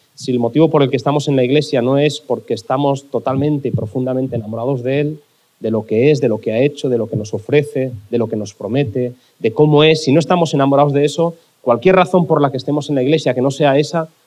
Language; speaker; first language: Spanish; native; Spanish